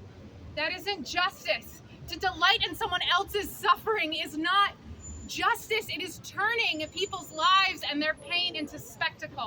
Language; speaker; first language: English; native; English